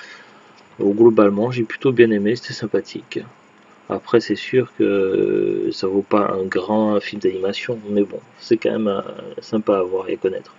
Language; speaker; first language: French; native; French